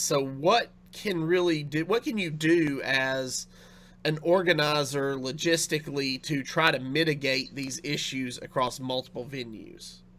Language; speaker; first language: English; native; English